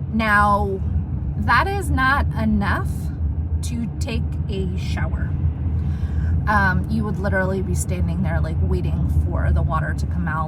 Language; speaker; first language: English; native; English